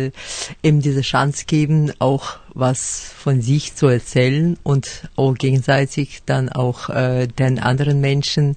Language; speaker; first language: German; non-native, fluent; Russian